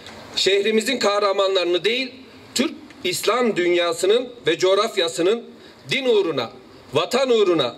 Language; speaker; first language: Turkish; native; Turkish